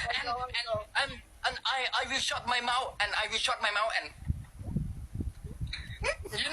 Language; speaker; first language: English; non-native, learner; Thai